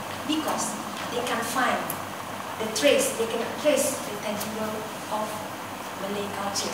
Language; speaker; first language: English; non-native, local second language; Malay